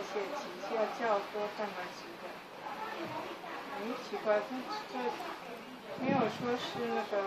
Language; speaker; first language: Chinese; native; Chinese